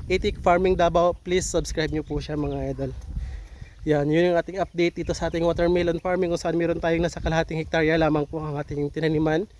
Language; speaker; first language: Filipino; non-native, local second language; Hiligaynon